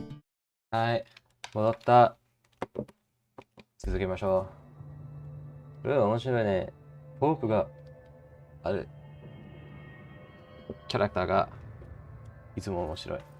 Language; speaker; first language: Japanese; non-native, learner; English